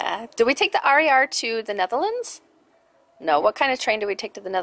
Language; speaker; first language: English; native; English